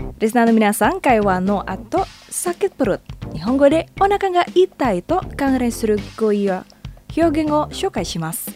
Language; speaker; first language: Japanese; non-native, fluent; Indonesian